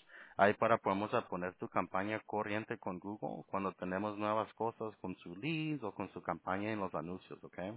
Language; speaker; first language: Spanish; early bilingual, heritage; Spanish